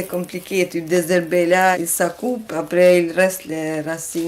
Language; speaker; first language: French; non-native, learner; Albanian